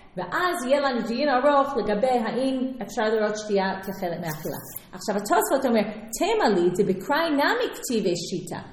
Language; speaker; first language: Hebrew; non-native, fluent; English